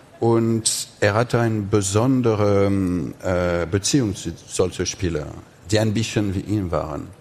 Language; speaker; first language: German; non-native, fluent; French